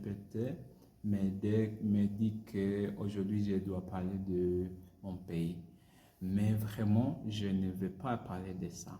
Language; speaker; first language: French; non-native, learner; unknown